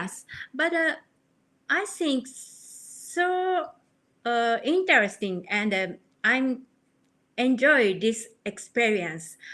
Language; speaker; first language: English; non-native, learner; Japanese